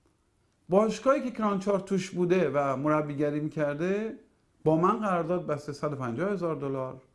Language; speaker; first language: Persian; native; Persian